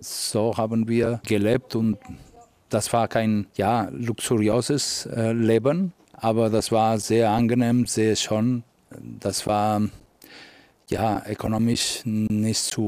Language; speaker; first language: German; non-native, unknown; Catalan